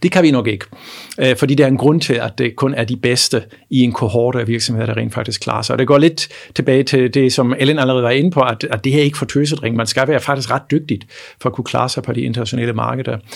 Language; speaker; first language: Danish; non-native, fluent; German